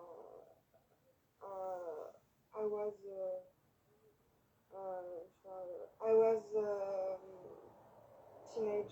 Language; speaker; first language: English; non-native, learner; French